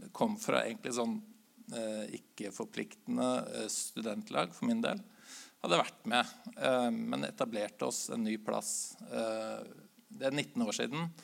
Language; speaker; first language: Norwegian; native; Norwegian